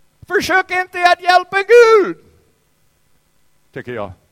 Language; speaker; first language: Swedish; non-native, fluent; English